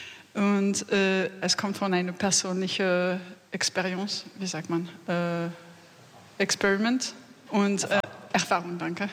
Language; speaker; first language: German; non-native, learner; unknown